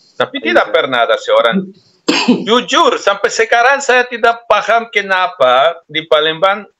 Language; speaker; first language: Indonesian; non-native, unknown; Spanish